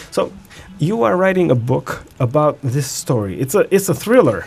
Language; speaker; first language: English; non-native, fluent; Albanian